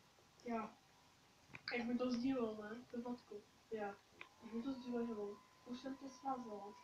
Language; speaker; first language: Czech; early bilingual, heritage; Czech